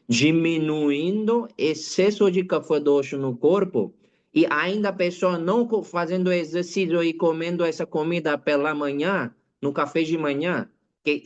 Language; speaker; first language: Portuguese; non-native, learner; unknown